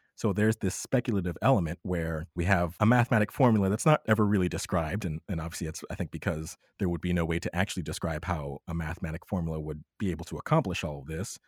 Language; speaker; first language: English; native; English